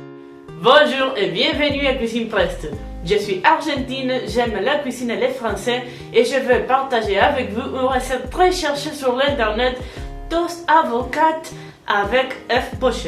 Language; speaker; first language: French; non-native, fluent; Spanish